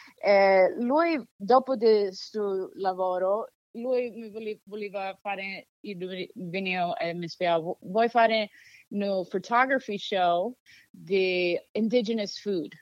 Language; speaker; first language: Italian; early bilingual, heritage; Sicilian